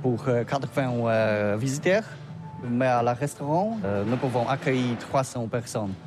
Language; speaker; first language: French; non-native, learner; Polish